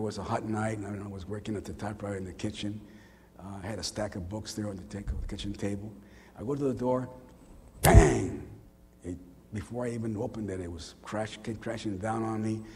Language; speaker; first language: English; early bilingual, other home language; Spanish